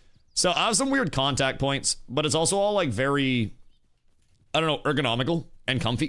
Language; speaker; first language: English; native; English